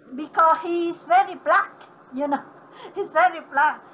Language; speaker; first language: English; non-native, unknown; Vietnamese